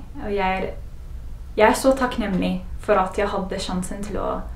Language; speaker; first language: Norwegian; non-native, fluent; English